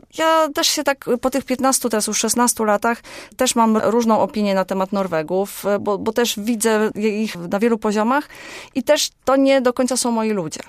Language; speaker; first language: Polish; native; Polish